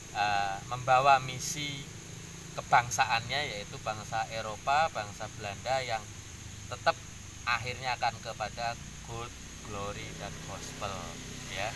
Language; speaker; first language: Indonesian; native; Indonesian